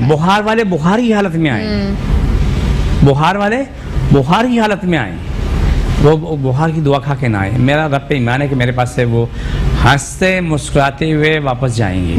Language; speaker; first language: Urdu; non-native, local second language; Pashto